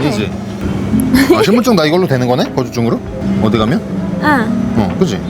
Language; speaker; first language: Korean; native; Korean